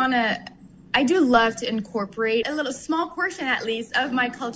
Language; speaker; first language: English; non-native, fluent; French